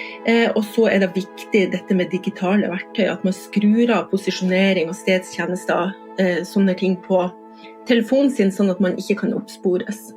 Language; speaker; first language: Norwegian; native; Norwegian